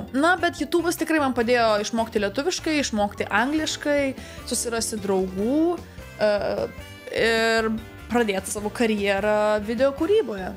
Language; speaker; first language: Lithuanian; non-native, local second language; Polish